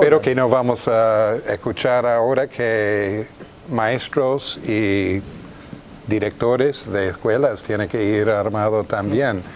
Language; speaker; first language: Spanish; non-native, fluent; English